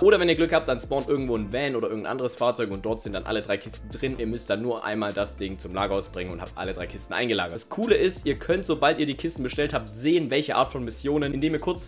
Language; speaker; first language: German; native; German